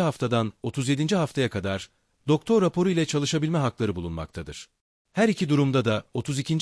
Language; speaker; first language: Turkish; native; Turkish